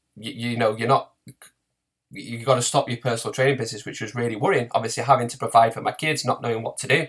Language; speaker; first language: English; native; English